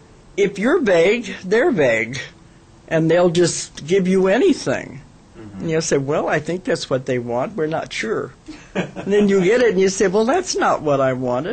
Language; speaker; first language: English; native; English